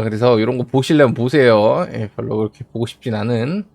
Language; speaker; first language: Korean; native; Korean